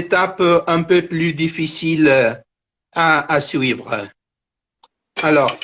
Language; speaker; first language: French; non-native, fluent; Italian